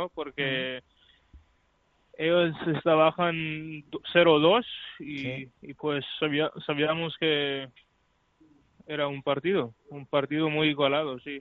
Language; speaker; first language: Spanish; non-native, learner; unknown